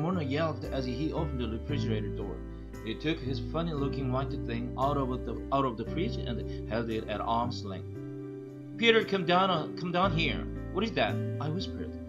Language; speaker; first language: English; non-native, fluent; Korean